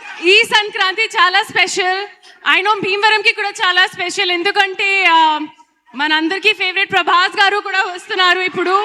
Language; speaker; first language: Telugu; non-native, learner; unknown